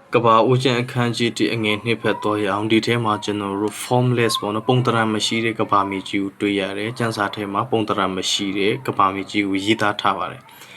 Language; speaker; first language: Burmese; non-native, local second language; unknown